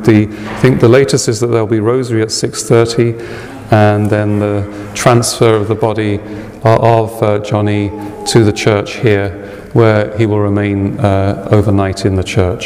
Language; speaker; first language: English; native; English